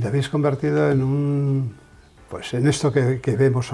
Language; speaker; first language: Spanish; native; Spanish